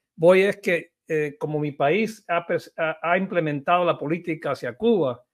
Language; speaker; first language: Spanish; early bilingual, heritage; Spanish